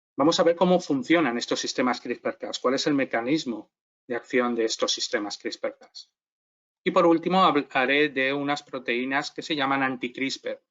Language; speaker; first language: Spanish; native; Spanish